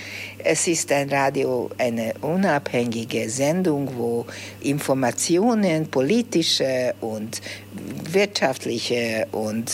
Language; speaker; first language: German; early bilingual, heritage; Hungarian